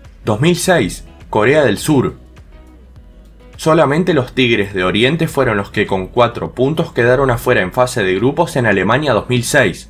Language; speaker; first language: Spanish; native; Spanish